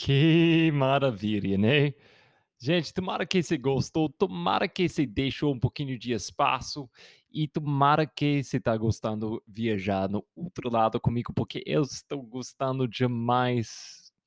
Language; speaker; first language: Portuguese; non-native, fluent; English